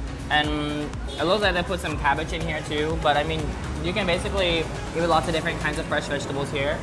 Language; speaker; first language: English; early bilingual, other home language; Vietnamese